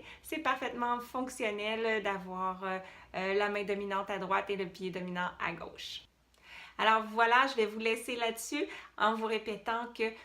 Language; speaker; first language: French; native; French